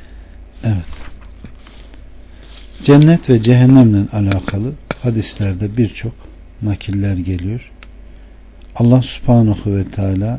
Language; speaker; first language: Turkish; native; Turkish